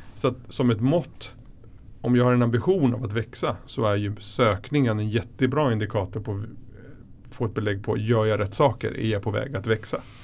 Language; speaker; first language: Swedish; early bilingual, other home language; Spanish